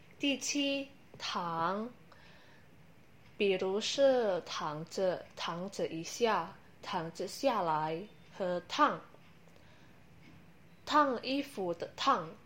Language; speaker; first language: Chinese; non-native, learner; Indonesian